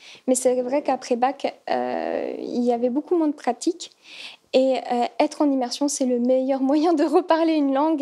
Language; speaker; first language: French; native; French